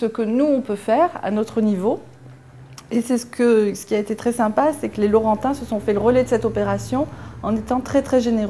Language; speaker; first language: French; native; French